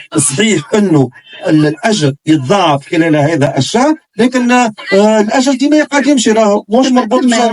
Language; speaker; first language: Arabic; native; Arabic